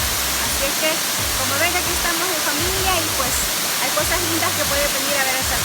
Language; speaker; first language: Spanish; native; Spanish